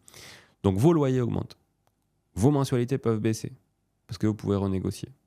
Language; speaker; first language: French; native; French